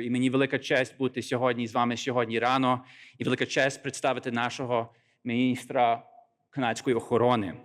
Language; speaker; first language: Ukrainian; early bilingual, other home language; English